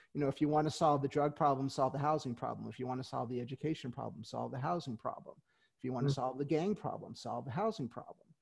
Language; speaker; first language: English; native; English